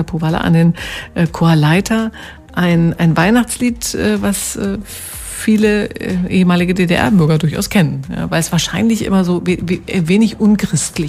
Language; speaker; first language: German; native; German